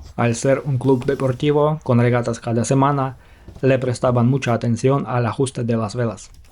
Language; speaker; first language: Spanish; non-native, fluent; Ukrainian